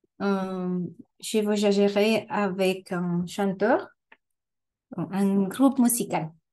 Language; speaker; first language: French; non-native, learner; Spanish